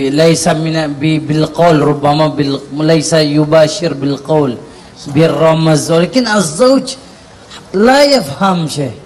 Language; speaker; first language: Arabic; non-native, learner; Indonesian